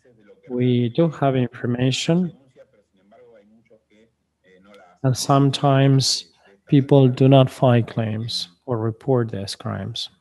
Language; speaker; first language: English; non-native, fluent; Spanish